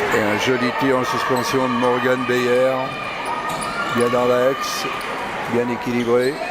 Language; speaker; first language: French; native; French